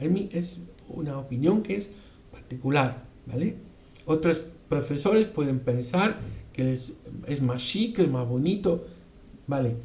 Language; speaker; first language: Spanish; non-native, fluent; French